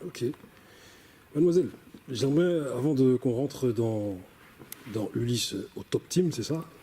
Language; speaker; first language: French; native; French